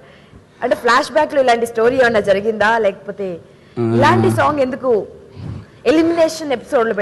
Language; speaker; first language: Telugu; native; Telugu